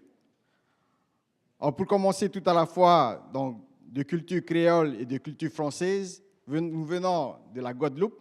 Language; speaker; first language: French; native; French